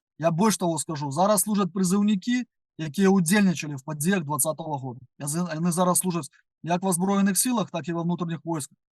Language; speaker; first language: Belarusian; non-native, local second language; Russian